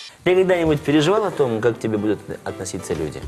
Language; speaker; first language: Russian; native; Russian